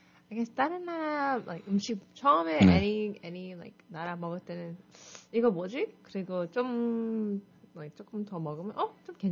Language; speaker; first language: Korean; non-native, learner; English